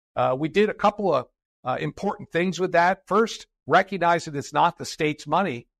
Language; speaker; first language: English; native; English